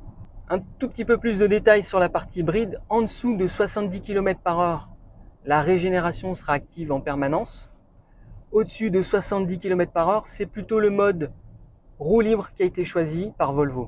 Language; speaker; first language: French; native; French